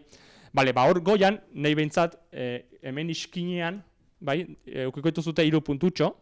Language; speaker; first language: Basque; native; Basque